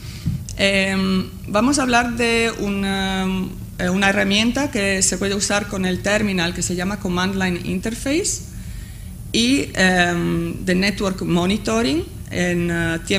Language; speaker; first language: Spanish; non-native, fluent; Italian